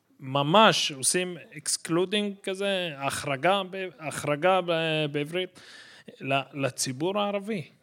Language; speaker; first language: Hebrew; non-native, local second language; Arabic